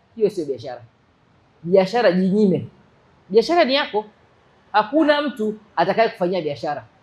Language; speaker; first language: Swahili; native; Swahili